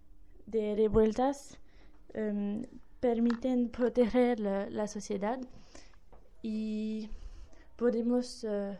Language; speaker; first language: Spanish; non-native, learner; French